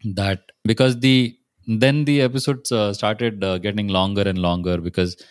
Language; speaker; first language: English; non-native, local second language; Marathi